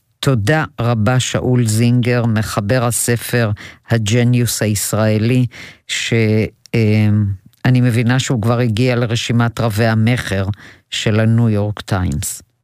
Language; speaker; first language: Hebrew; native; Hebrew